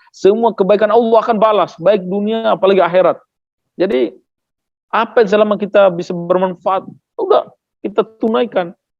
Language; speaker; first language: Indonesian; non-native, local second language; Tetum